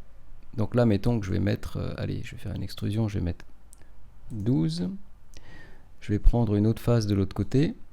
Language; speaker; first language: French; native; French